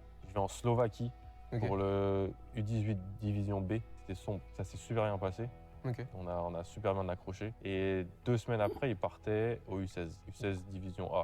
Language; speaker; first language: French; native; French